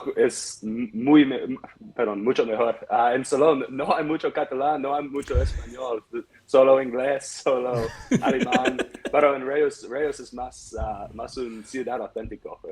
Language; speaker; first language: Spanish; non-native, learner; English